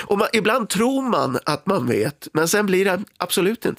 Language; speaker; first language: Swedish; native; Swedish